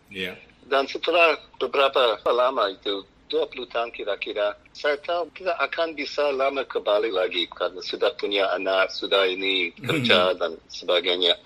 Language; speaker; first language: Indonesian; non-native, fluent; English